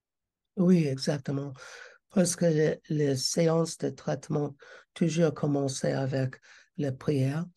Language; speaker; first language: French; non-native, learner; English